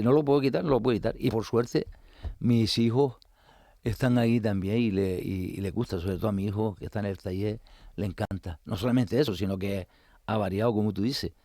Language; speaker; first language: Spanish; native; Spanish